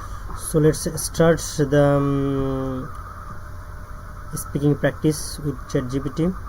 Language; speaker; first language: English; non-native, learner; Bangla